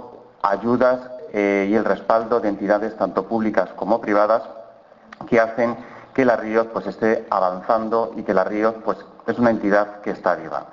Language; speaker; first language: Spanish; native; Spanish